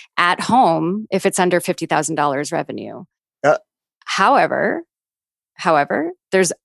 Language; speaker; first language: English; native; English